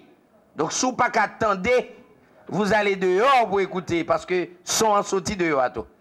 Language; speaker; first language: French; non-native, local second language; Haitian Creole